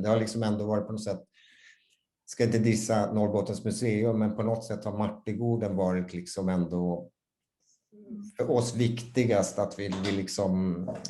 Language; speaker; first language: Swedish; native; Swedish